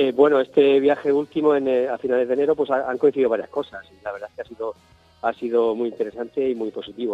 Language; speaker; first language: Spanish; native; Spanish